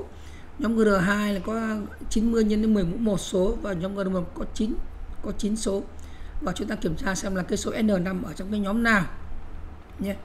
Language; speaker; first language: Vietnamese; native; Vietnamese